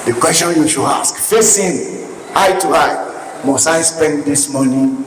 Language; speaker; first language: English; non-native, local second language; Yoruba